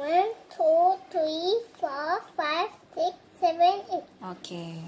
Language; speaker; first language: English; non-native, learner; Indonesian